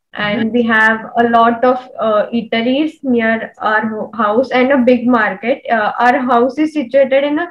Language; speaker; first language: English; non-native, local second language; Marathi